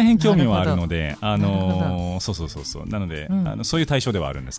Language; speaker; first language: Japanese; native; Japanese